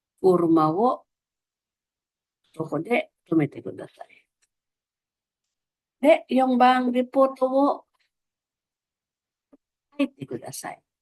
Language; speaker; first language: Japanese; non-native, fluent; Filipino